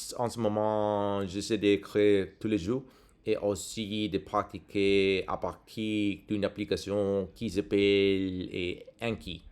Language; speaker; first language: French; non-native, learner; English